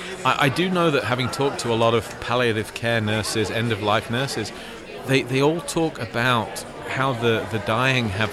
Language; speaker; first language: English; native; English